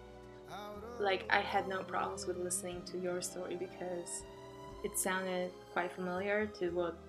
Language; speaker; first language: English; non-native, fluent; Polish